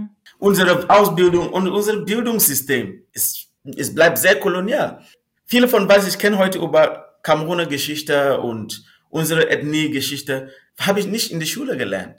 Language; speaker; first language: German; non-native, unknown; Northern Sotho